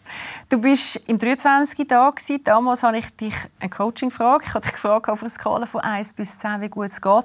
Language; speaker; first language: German; native; German